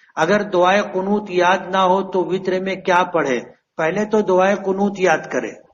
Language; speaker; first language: Urdu; native; Urdu